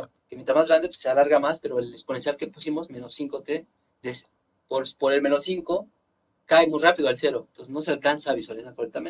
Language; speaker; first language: Spanish; native; Spanish